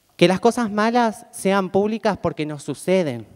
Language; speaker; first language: Spanish; native; Spanish